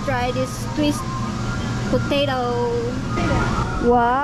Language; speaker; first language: English; non-native, local second language; Filipino